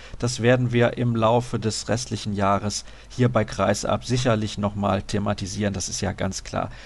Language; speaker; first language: German; native; German